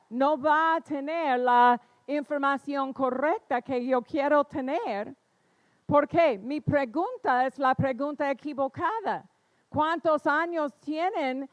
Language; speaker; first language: Spanish; non-native, fluent; English